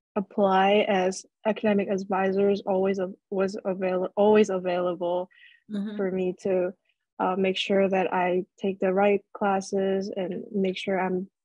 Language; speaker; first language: English; non-native, fluent; Korean